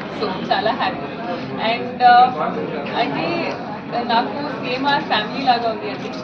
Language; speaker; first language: Telugu; non-native, learner; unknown